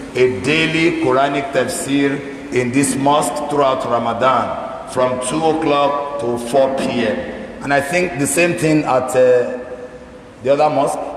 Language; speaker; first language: English; non-native, local second language; Yoruba